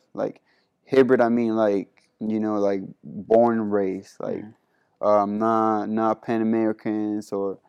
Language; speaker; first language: English; non-native, fluent; Spanish